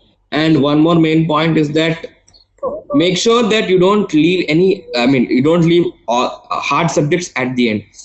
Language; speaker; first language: English; non-native, local second language; Telugu